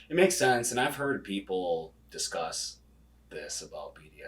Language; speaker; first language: English; native; English